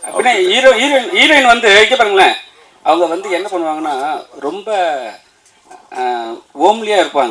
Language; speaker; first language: Tamil; native; Tamil